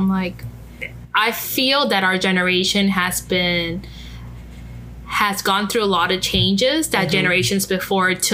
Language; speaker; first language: English; non-native, fluent; Spanish